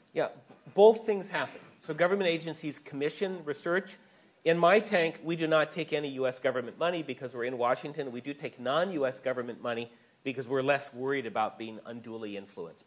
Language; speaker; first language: English; native; English